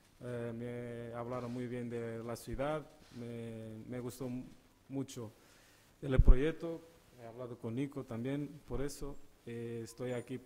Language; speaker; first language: Spanish; non-native, learner; Portuguese